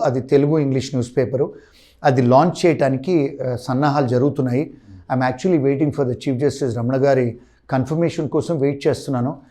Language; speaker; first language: Telugu; native; Telugu